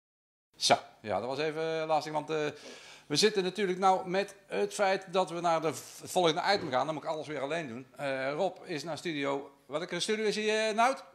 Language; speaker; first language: Dutch; native; Dutch